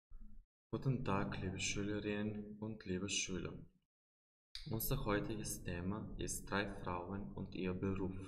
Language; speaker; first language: German; non-native, fluent; Macedonian